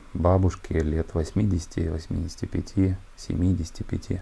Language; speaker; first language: Russian; native; Russian